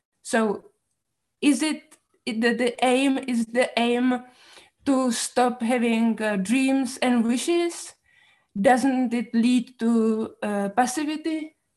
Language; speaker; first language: English; non-native, fluent; Czech